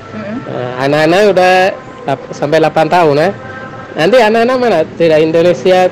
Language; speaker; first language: Indonesian; non-native, learner; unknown